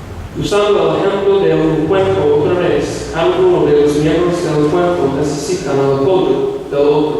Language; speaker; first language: Spanish; non-native, fluent; English